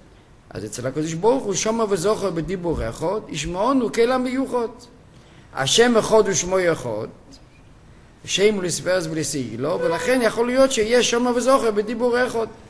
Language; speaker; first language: Hebrew; non-native, fluent; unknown